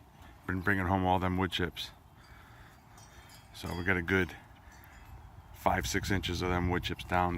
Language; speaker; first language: English; native; English